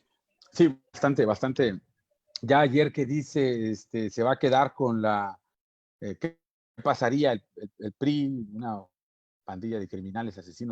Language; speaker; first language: Spanish; native; Spanish